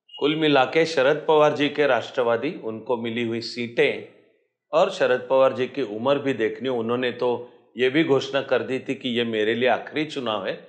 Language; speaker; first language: Hindi; non-native, local second language; Marathi